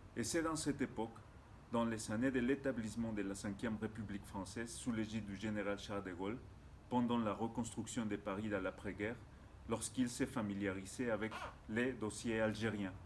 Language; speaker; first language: French; non-native, fluent; Spanish